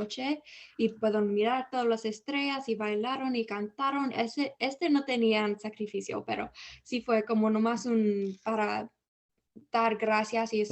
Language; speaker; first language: Spanish; early bilingual, heritage; Spanish